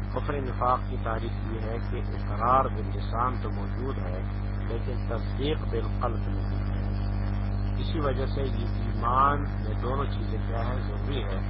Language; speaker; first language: Urdu; non-native, local second language; Pashto